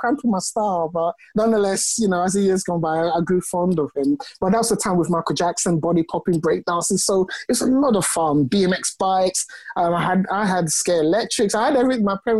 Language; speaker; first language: English; non-native, local second language; Ga